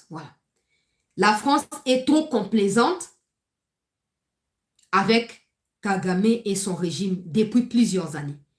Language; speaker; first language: French; non-native, local second language; Lingala